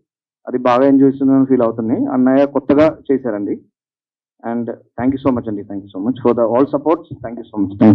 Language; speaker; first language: Telugu; non-native, learner; Malayalam